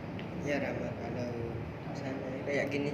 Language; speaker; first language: Indonesian; non-native, learner; Malay